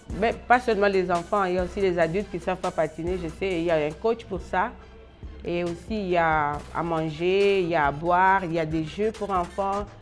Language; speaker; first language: French; non-native, local second language; Lingala